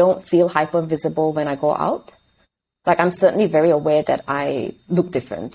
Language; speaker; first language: English; native; English